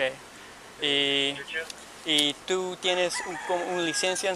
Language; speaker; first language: Spanish; early bilingual, heritage; Spanish